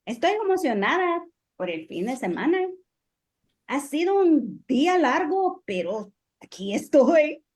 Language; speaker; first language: Spanish; early bilingual, other home language; English